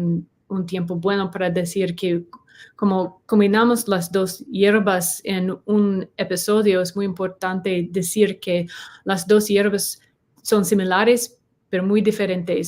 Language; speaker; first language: Spanish; non-native, learner; English